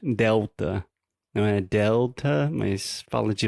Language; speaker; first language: Portuguese; non-native, fluent; English